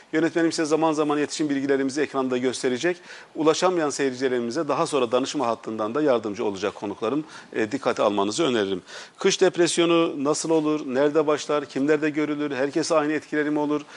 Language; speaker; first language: Turkish; native; Turkish